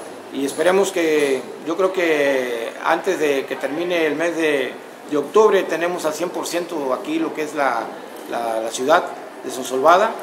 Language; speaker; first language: Spanish; native; Spanish